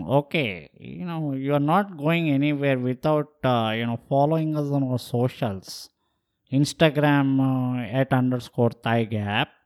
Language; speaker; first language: Telugu; native; Telugu